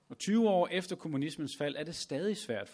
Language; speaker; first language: Danish; native; Danish